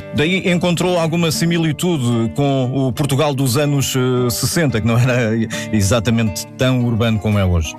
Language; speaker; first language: Portuguese; native; Portuguese